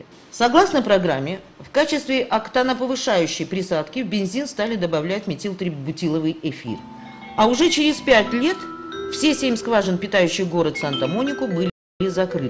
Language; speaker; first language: Russian; native; Russian